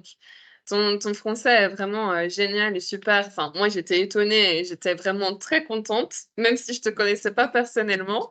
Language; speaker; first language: French; native; French